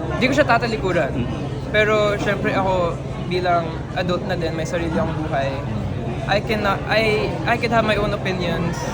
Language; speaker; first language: Filipino; non-native, local second language; English